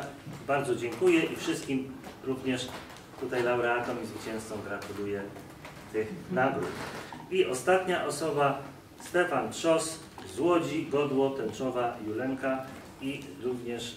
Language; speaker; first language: Polish; native; Polish